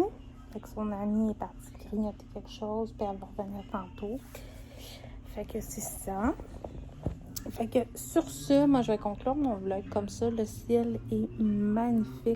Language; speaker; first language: French; native; French